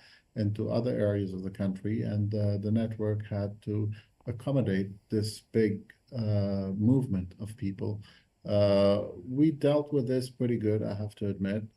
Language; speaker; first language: English; non-native, fluent; Arabic